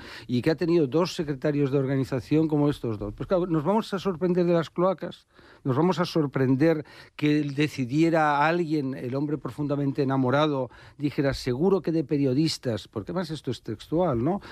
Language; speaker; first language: Spanish; native; Spanish